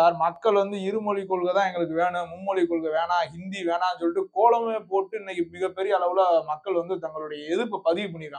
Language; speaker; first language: Tamil; native; Tamil